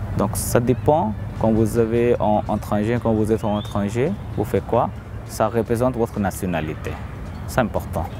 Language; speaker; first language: French; non-native, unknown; Urdu